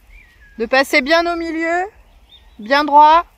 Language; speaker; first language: French; native; French